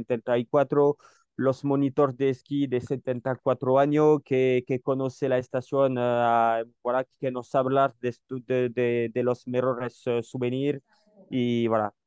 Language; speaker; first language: Spanish; non-native, learner; French